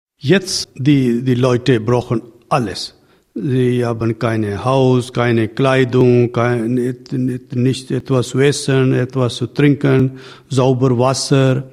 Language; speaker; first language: German; non-native, learner; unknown